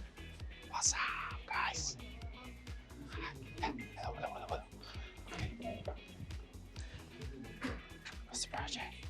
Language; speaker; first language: English; non-native, learner; Mongolian